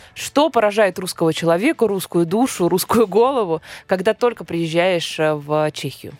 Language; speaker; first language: Russian; native; Russian